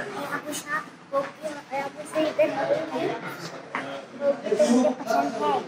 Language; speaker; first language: Hindi; non-native, local second language; Marathi